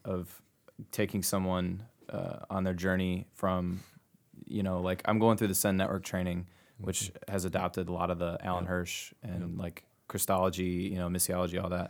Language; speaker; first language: English; native; English